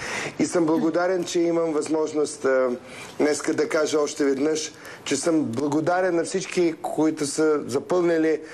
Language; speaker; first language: Bulgarian; early bilingual, heritage; Russian